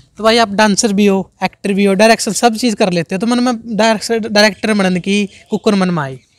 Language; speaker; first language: Hindi; native; Hindi